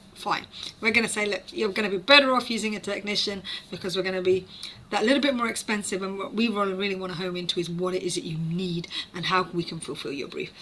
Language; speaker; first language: English; native; English